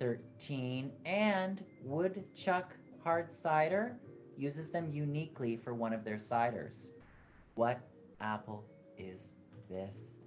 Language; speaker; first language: English; native; English